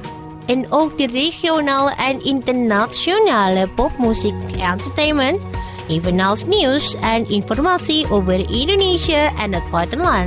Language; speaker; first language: Dutch; non-native, fluent; Indonesian